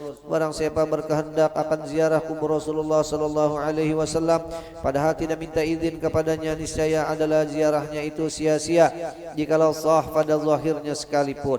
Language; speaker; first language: Indonesian; non-native, local second language; Banjar